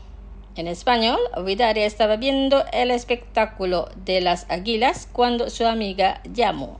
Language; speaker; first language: Spanish; non-native, fluent; Indonesian